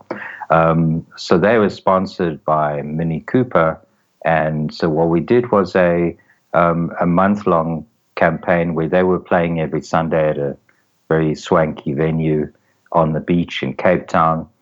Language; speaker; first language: English; native; English